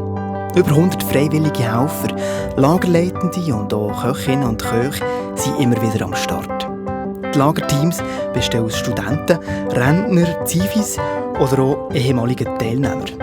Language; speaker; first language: German; native; German